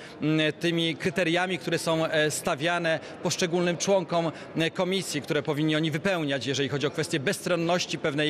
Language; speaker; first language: Polish; native; Polish